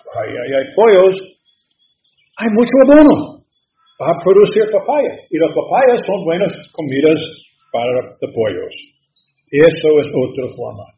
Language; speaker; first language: Spanish; non-native, learner; English